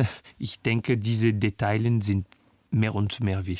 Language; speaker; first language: German; non-native, fluent; French